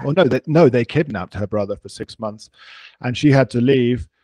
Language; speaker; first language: English; native; English